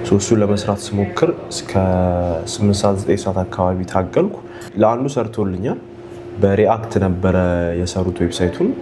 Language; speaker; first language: Amharic; native; Amharic